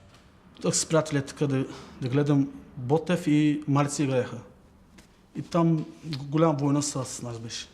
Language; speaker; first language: Bulgarian; non-native, local second language; Turkish